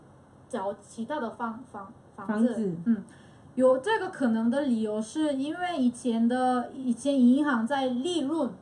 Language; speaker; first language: Chinese; non-native, fluent; Korean